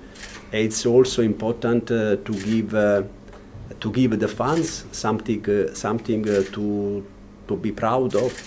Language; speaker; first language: English; non-native, learner; Italian